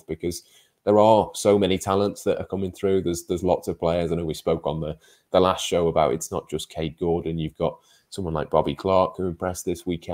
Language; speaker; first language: English; native; English